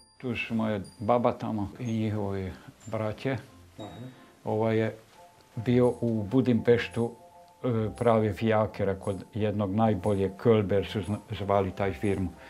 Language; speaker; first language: Serbian; non-native, local second language; Hungarian